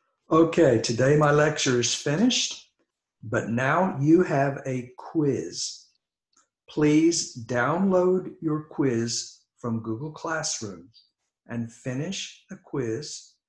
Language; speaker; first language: English; native; English